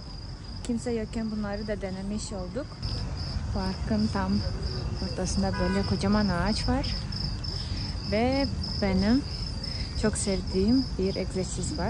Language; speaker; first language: Turkish; non-native, fluent; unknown